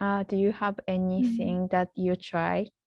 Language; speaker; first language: English; non-native, learner; Japanese